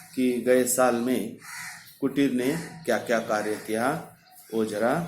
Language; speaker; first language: Hindi; non-native, local second language; Marathi